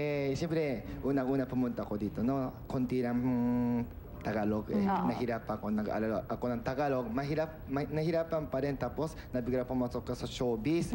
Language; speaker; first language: Filipino; non-native, learner; Japanese